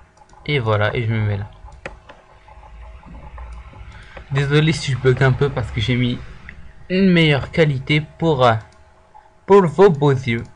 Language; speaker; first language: French; native; French